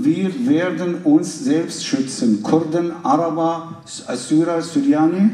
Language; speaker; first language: German; non-native, fluent; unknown